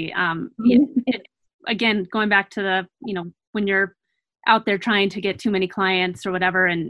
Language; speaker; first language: English; native; English